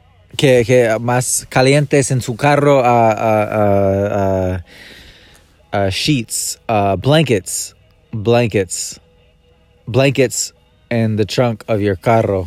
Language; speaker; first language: Spanish; non-native, fluent; English